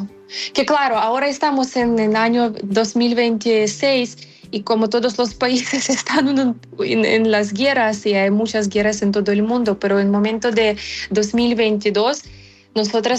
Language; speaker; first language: Spanish; non-native, fluent; Ukrainian